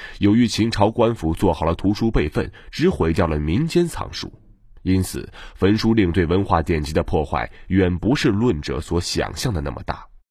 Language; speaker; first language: Chinese; native; Chinese